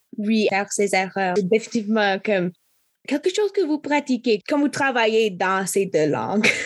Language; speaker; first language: French; non-native, local second language; English